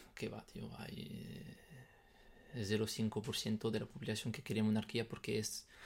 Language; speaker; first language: Spanish; non-native, fluent; French